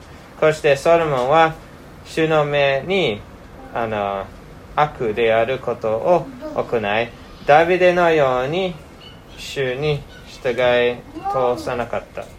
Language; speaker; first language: Japanese; non-native, fluent; English